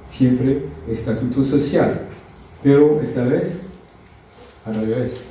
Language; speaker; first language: Spanish; non-native, fluent; French